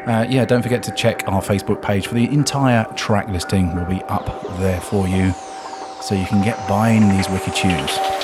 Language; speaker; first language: English; native; English